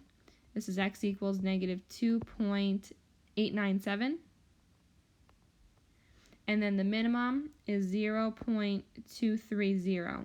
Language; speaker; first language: English; native; English